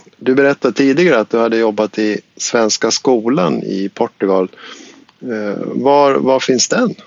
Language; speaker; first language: Swedish; native; Swedish